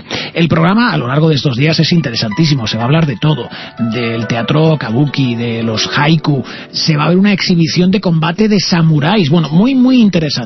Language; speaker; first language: Spanish; native; Spanish